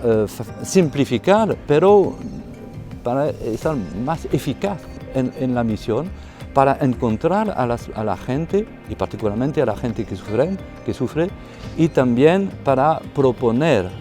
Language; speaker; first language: Spanish; non-native, fluent; French